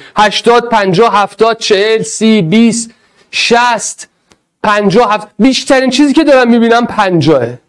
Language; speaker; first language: Persian; non-native, local second language; Arabic